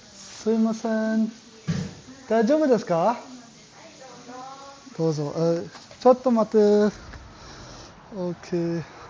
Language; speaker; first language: Japanese; non-native, learner; German